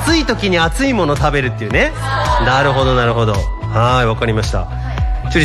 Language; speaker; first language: Japanese; native; Japanese